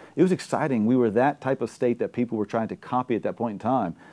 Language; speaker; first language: English; native; English